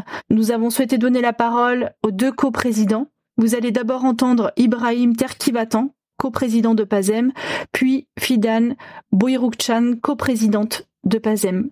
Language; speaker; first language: French; native; French